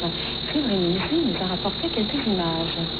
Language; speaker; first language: French; native; French